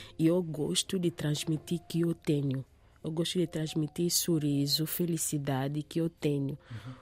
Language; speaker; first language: Portuguese; non-native, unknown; Lingala